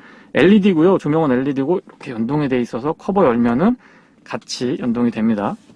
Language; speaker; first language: Korean; native; Korean